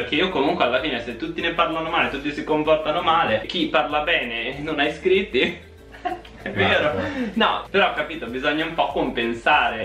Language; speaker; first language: Italian; native; Italian